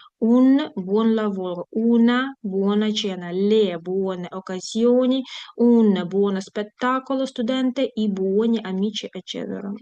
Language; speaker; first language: Italian; non-native, fluent; Ukrainian